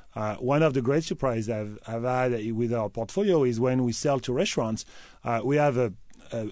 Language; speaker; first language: English; non-native, fluent; French